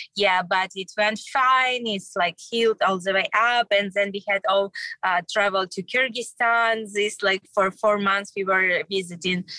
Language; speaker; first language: English; non-native, learner; Russian